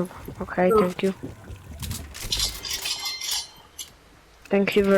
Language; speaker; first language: English; non-native, learner; Polish